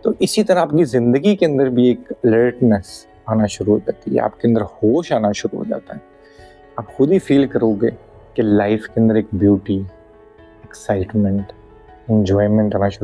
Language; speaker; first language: Hindi; non-native, local second language; Punjabi